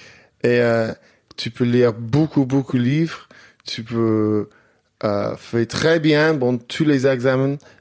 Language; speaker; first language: French; non-native, learner; English